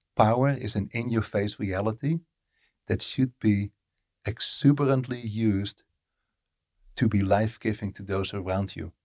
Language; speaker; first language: English; non-native, fluent; Dutch